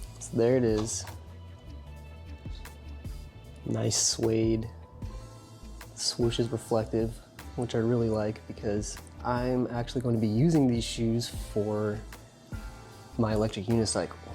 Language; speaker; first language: English; native; English